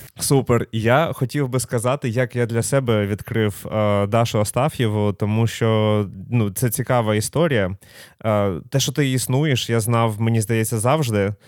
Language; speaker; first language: Ukrainian; non-native, local second language; Russian